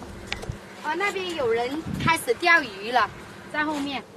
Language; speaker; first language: Chinese; native; Chinese